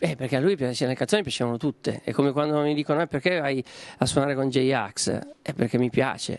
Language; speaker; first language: Italian; native; Italian